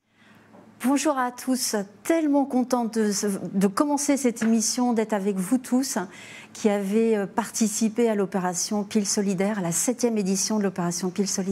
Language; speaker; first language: French; native; French